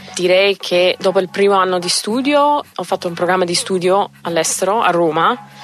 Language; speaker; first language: Italian; non-native, fluent; English